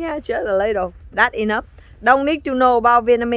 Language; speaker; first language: English; non-native, learner; Vietnamese